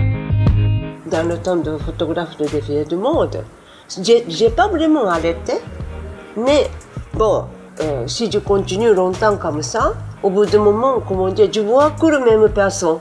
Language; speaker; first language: French; non-native, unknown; Japanese